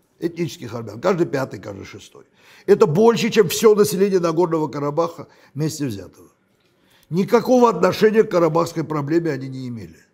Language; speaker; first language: Russian; non-native, local second language; Armenian